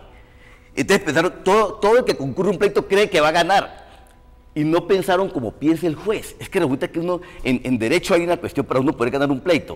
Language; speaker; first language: Spanish; native; Spanish